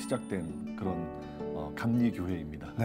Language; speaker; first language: Korean; native; Korean